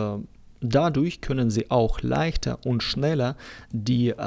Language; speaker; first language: German; non-native, fluent; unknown